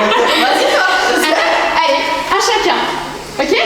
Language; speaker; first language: French; native; French